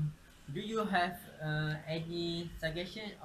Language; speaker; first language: English; non-native, local second language; Malay